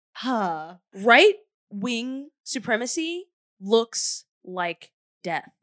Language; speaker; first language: English; native; English